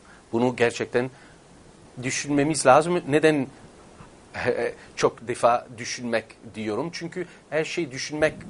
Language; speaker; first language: Turkish; non-native, fluent; Italian